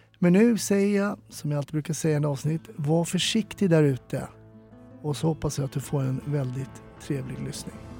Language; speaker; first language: Swedish; native; Swedish